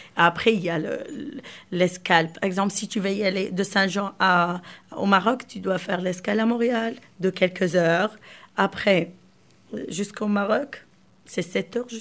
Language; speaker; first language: French; non-native, local second language; Arabic